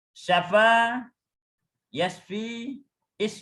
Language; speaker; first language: Arabic; non-native, fluent; Indonesian